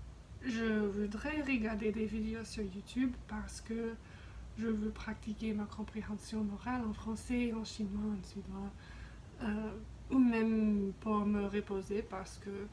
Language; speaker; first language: French; non-native, fluent; English